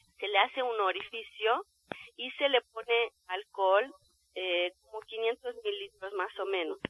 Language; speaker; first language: Spanish; non-native, fluent; Romanian